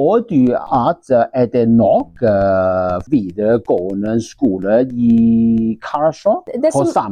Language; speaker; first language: Norwegian; non-native, learner; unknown